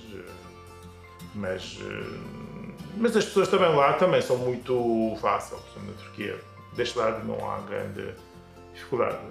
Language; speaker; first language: Portuguese; non-native, fluent; Turkish